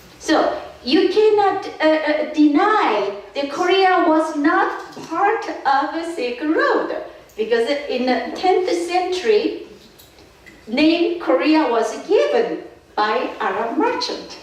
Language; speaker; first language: English; non-native, fluent; Korean